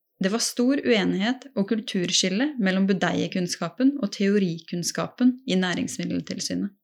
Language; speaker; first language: Norwegian; native; Norwegian